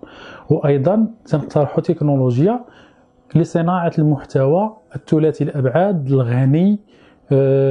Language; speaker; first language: Arabic; native; Arabic